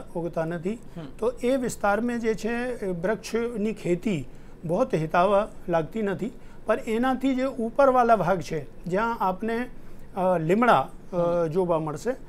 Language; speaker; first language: Gujarati; non-native, local second language; Hindi